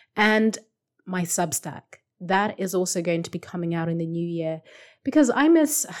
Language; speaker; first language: English; non-native, local second language; Shona